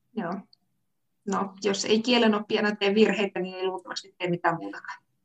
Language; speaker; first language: Finnish; native; Finnish